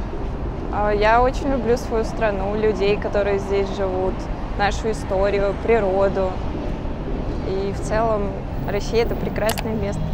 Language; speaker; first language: Russian; native; Russian